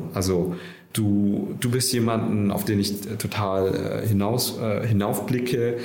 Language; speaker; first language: German; early bilingual, other home language; Vietnamese